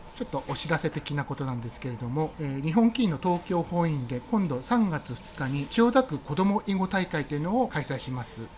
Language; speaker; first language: Japanese; native; Japanese